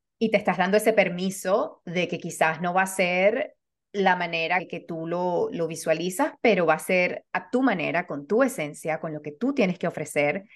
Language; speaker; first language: Spanish; native; Spanish